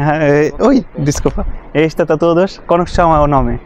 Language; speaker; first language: Portuguese; non-native, learner; Bangla